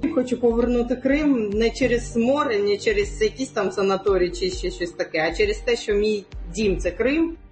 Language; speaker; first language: Ukrainian; non-native, local second language; Crimean Tatar